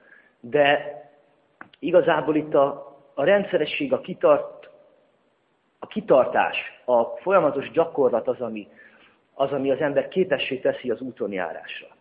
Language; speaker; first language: Hungarian; native; Hungarian